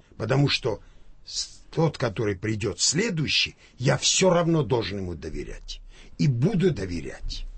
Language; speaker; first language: Russian; non-native, local second language; Armenian